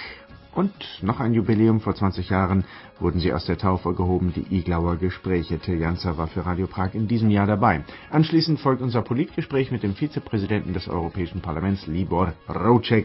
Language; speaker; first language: German; native; German